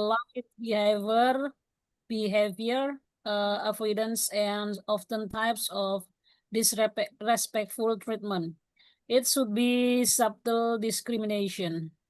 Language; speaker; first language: English; non-native, learner; Indonesian